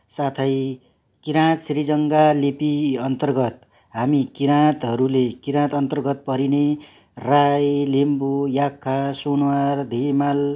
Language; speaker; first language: Nepali; non-native, local second language; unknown